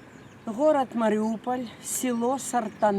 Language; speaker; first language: Russian; non-native, local second language; Ukrainian